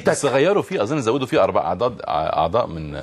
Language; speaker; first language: Arabic; native; Arabic